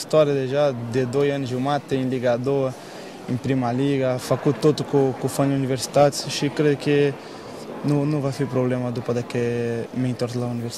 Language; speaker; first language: Romanian; non-native, learner; Portuguese